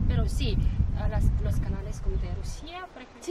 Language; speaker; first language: Spanish; non-native, learner; Kazakh